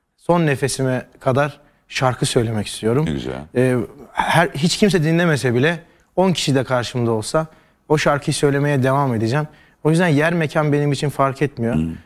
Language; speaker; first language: Turkish; native; Turkish